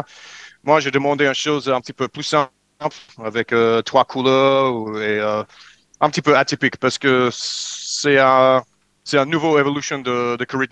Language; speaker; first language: French; non-native, learner; English